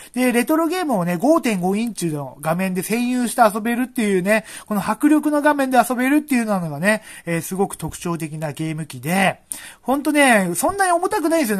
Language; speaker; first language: Japanese; native; Japanese